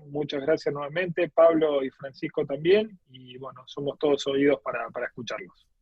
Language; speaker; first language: Spanish; native; Spanish